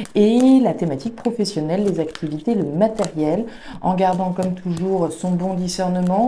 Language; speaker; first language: French; native; French